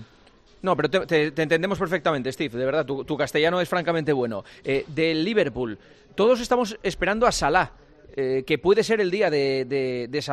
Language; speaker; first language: Spanish; native; Spanish